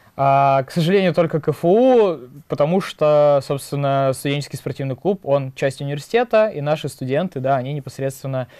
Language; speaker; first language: Russian; native; Russian